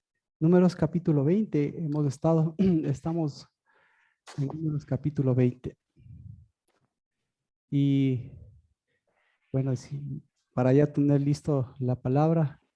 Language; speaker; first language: Spanish; native; Spanish